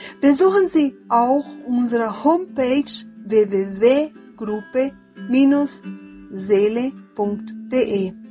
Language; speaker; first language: German; non-native, fluent; Portuguese